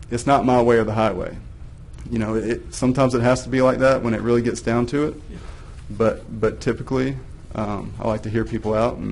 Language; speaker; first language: English; native; English